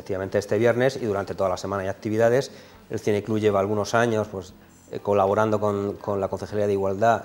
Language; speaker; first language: Spanish; native; Spanish